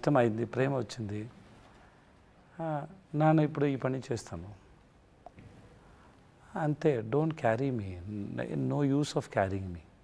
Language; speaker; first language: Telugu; non-native, learner; Tamil